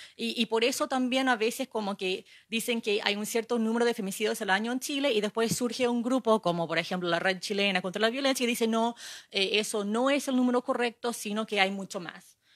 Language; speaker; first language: Spanish; non-native, fluent; English